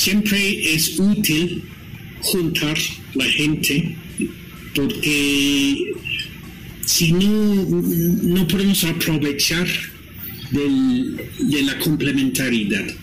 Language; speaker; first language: Spanish; non-native, fluent; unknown